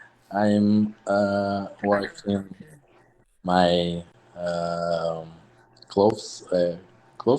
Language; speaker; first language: English; non-native, learner; Portuguese